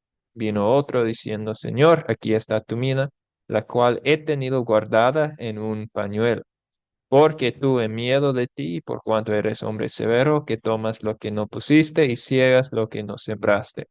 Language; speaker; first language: Spanish; non-native, fluent; English